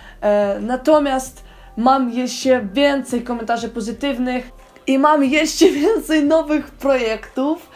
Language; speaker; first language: Polish; non-native, learner; Ukrainian